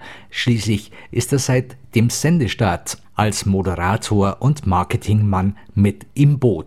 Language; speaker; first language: German; native; German